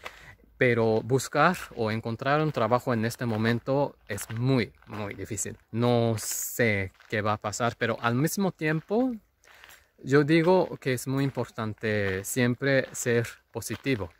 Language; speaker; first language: Spanish; non-native, fluent; Japanese